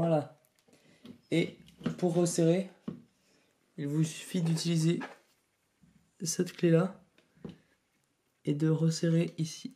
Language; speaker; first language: French; native; French